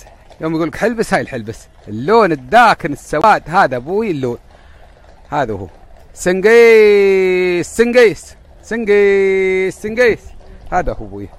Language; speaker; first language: Arabic; native; Arabic